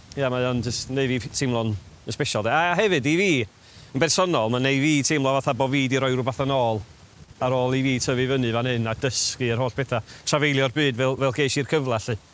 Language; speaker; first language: Welsh; native; Welsh